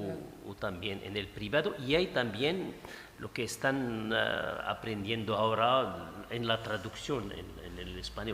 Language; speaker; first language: Spanish; non-native, fluent; Arabic